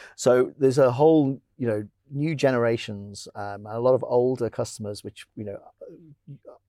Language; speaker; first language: English; native; English